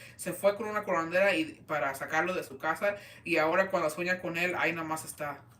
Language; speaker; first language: Spanish; early bilingual, heritage; Spanish